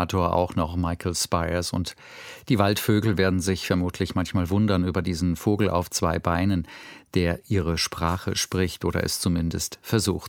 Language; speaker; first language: German; native; German